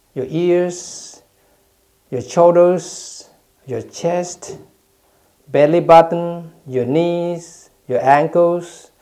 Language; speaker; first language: English; non-native, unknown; Thai